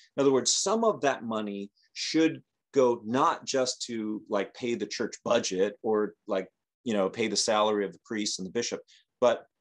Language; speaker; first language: English; native; English